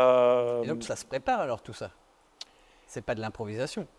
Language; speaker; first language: French; native; French